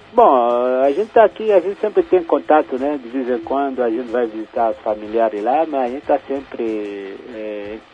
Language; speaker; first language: Portuguese; non-native, fluent; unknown